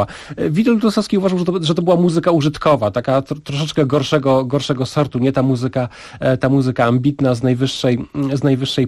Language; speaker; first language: Polish; native; Polish